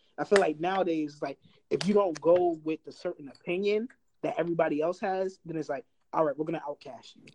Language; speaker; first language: English; native; English